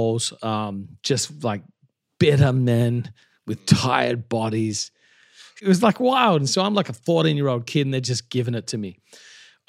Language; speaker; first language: English; native; English